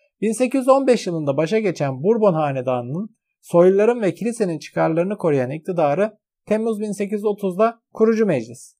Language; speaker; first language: Turkish; native; Turkish